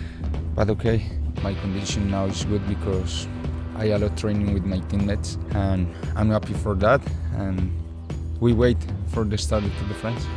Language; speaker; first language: English; non-native, learner; Spanish